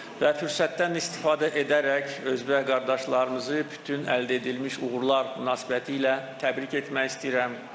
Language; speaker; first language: Azerbaijani; native; Azerbaijani